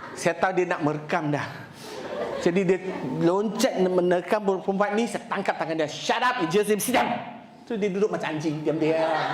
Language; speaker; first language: Malay; non-native, local second language; Chinese